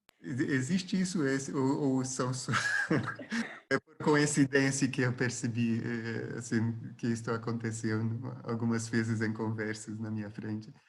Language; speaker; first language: Portuguese; non-native, fluent; Dutch